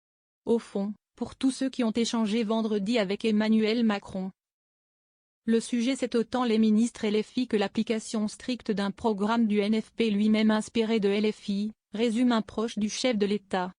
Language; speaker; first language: French; native; French